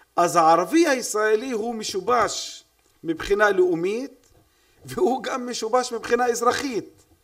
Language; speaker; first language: Hebrew; non-native, local second language; Arabic